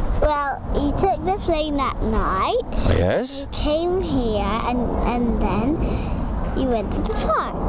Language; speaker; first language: English; early bilingual, other home language; Croatian